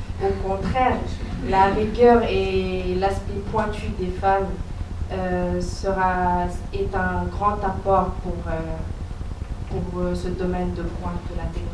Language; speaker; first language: French; non-native, local second language; Wolof